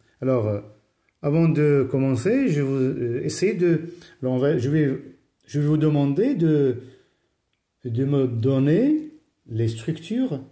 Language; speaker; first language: French; non-native, local second language; Arabic